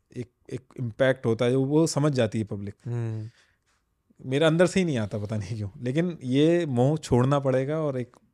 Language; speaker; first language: Hindi; native; Hindi